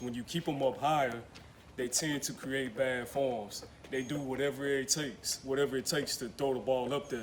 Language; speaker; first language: English; native; English